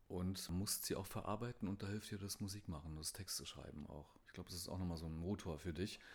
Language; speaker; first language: German; native; German